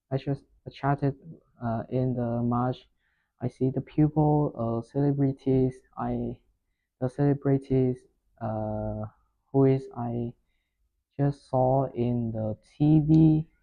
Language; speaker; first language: English; non-native, learner; Vietnamese